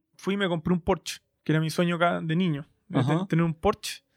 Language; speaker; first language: Spanish; native; Spanish